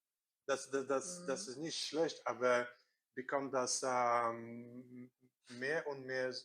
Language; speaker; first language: German; non-native, learner; Korean